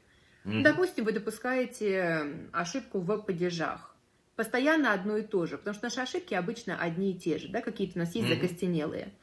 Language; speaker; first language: Russian; native; Russian